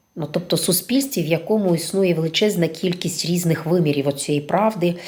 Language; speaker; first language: Ukrainian; non-native, local second language; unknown